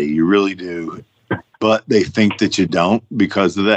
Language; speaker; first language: English; native; English